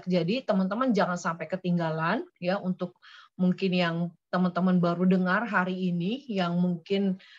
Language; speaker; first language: Indonesian; native; Indonesian